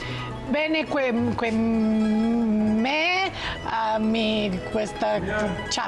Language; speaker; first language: Italian; non-native, learner; Spanish